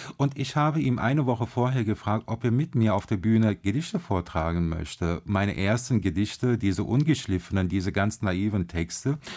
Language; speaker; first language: German; early bilingual, other home language; Turkish